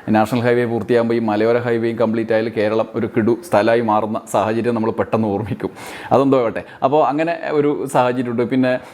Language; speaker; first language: Malayalam; native; Malayalam